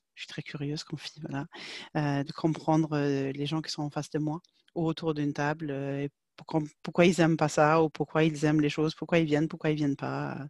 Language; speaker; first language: French; non-native, fluent; Swedish